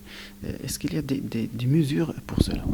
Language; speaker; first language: French; non-native, local second language; Arabic